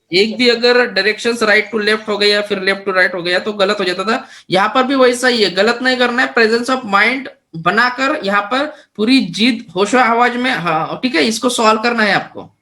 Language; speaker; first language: Hindi; non-native, local second language; Marathi